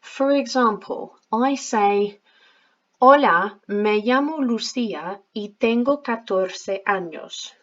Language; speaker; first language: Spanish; non-native, fluent; English